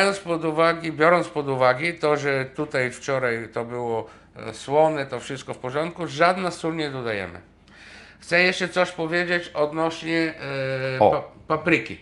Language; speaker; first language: Polish; non-native, fluent; Bulgarian